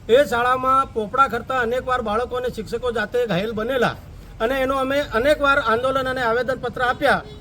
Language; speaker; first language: Gujarati; native; Gujarati